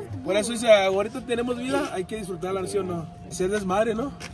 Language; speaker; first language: Spanish; early bilingual, heritage; Spanish